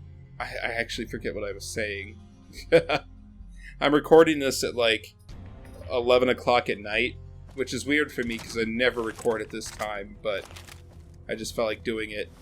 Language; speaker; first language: English; native; English